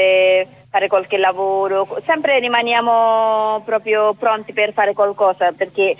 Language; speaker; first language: Italian; non-native, learner; Bangla